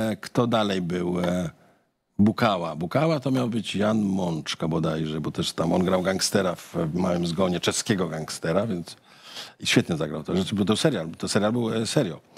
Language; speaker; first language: Polish; native; Polish